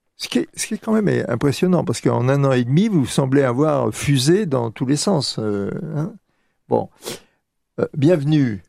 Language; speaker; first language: French; native; French